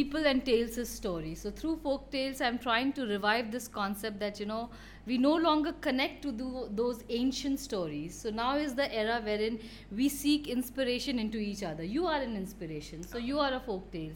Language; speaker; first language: English; non-native, local second language; Hindi